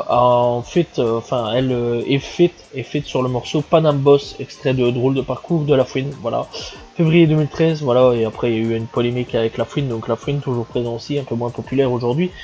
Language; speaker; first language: French; native; French